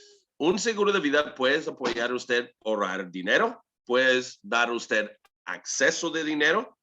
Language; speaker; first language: Spanish; early bilingual, heritage; English